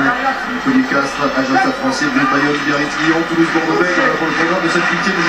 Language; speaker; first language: French; native; French